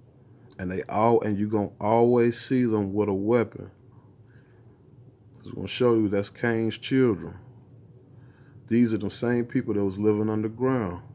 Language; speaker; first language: English; native; English